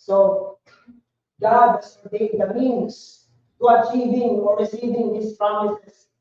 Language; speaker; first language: English; non-native, local second language; Filipino